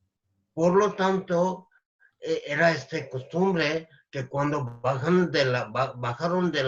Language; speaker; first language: Spanish; non-native, learner; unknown